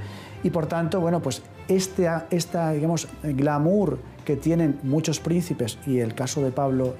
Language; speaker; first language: Spanish; native; Spanish